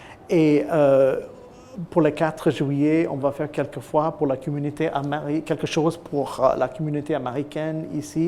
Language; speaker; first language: French; non-native, fluent; English